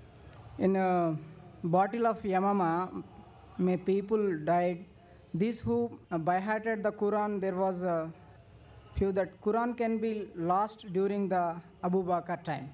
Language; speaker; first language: English; non-native, local second language; Tamil